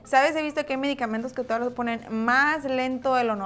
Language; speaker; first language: Spanish; native; Spanish